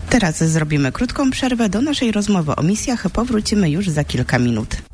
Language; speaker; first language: Polish; native; Polish